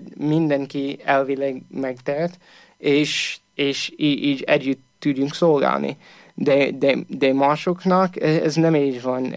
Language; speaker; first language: Hungarian; non-native, fluent; English